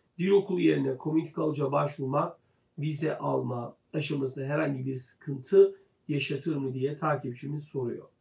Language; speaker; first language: Turkish; native; Turkish